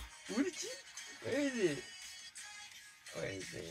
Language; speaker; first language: Korean; early bilingual, heritage; English